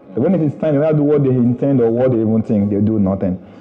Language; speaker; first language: English; non-native, local second language; Yoruba